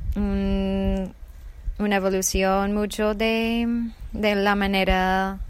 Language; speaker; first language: Spanish; non-native, fluent; English